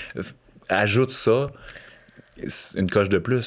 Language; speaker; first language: French; native; French